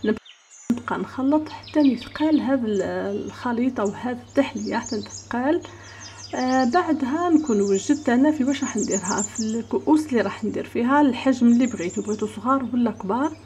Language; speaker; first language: Arabic; native; Arabic